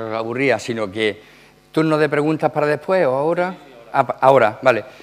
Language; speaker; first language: Spanish; native; Spanish